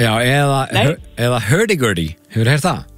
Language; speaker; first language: Icelandic; native; Icelandic